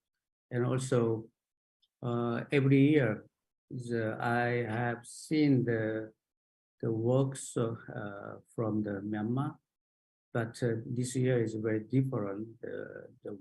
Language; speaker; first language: English; non-native, learner; Japanese